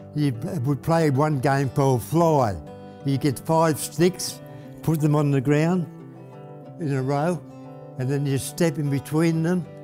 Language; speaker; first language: English; native; English